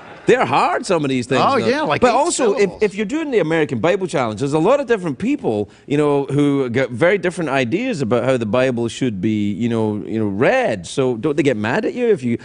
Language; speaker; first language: English; native; English